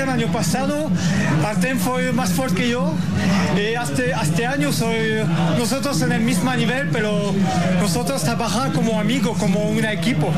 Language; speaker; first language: Portuguese; non-native, learner; Spanish